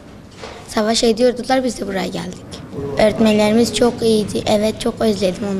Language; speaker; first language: Turkish; non-native, learner; Arabic